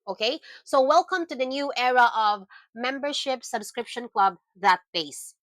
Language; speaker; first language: English; non-native, local second language; Filipino